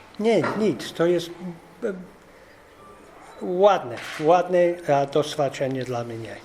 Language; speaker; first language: Polish; non-native, learner; English